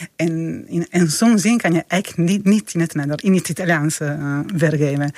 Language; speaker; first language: Dutch; non-native, fluent; Italian